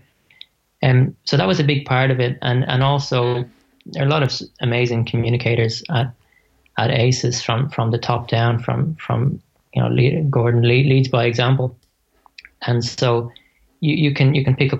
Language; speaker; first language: English; native; English